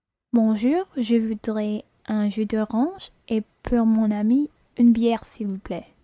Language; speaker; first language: French; non-native, learner; English